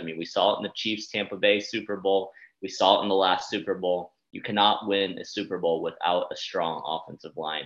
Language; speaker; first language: English; native; English